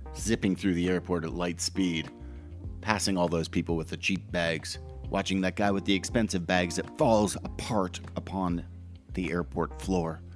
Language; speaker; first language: English; native; English